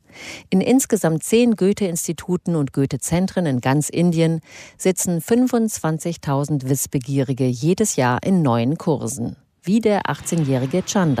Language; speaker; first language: German; native; German